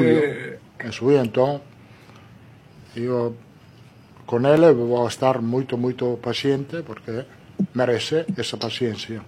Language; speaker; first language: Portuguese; non-native, learner; Italian